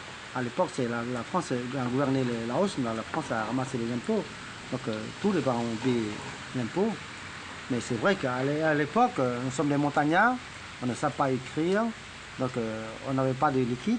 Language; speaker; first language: French; non-native, fluent; Hmong